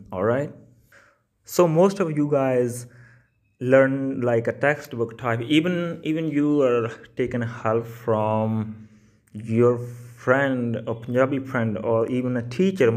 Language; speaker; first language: English; non-native, local second language; Punjabi